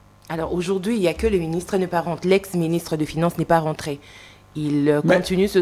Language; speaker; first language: French; non-native, local second language; Lingala